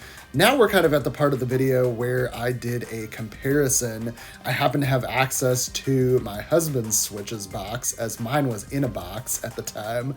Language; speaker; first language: English; native; English